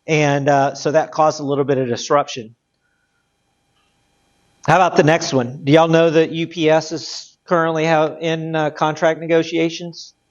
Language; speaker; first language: English; native; English